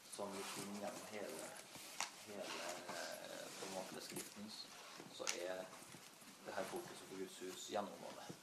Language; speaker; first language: Norwegian; native; Norwegian